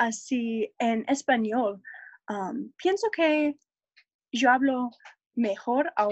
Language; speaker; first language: Spanish; non-native, learner; English